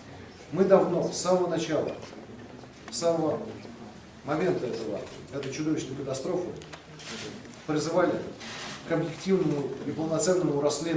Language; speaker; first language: Russian; native; Russian